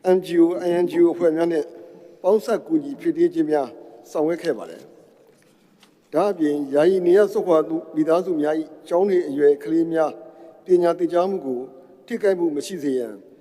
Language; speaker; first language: Burmese; native; Burmese